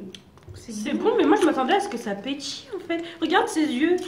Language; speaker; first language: French; native; French